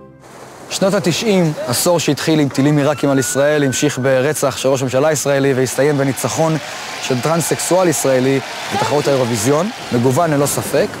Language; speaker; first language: Hebrew; native; Hebrew